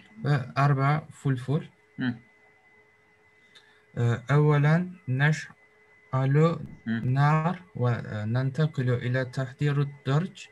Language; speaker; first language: Arabic; non-native, learner; Turkish